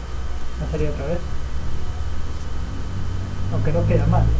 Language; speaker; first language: Spanish; native; Spanish